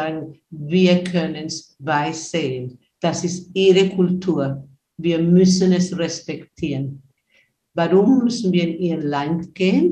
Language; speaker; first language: German; non-native, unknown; Spanish